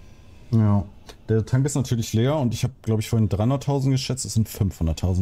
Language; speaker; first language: German; native; German